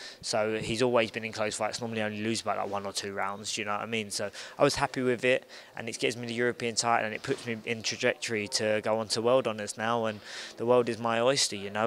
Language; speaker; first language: English; native; English